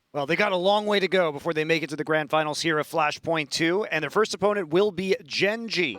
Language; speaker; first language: English; native; English